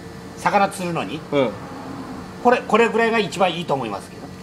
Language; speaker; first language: Japanese; native; Japanese